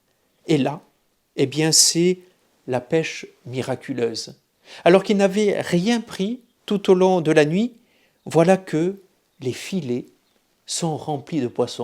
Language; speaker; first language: French; native; French